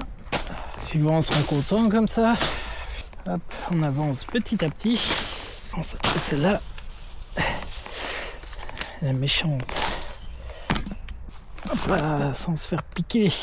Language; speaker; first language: French; native; French